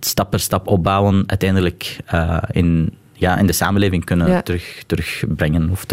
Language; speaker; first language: Dutch; non-native, local second language; Arabic